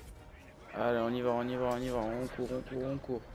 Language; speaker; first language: French; native; French